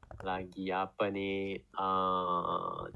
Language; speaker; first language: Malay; non-native, learner; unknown